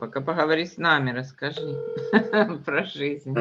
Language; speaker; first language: Russian; native; Russian